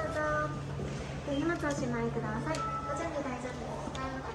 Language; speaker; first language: Japanese; native; Japanese